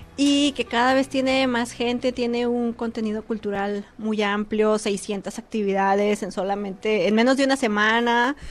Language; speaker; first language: Spanish; native; Spanish